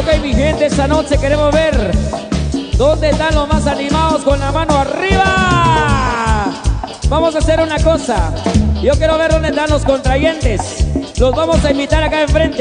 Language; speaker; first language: Spanish; native; Spanish